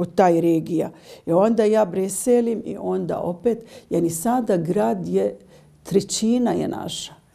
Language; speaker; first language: Bosnian; non-native, learner; Arabic